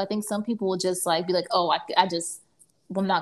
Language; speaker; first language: English; native; English